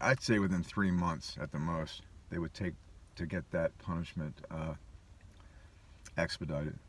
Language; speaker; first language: English; native; English